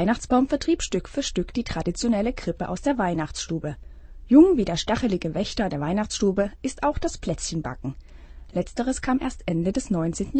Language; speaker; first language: German; native; German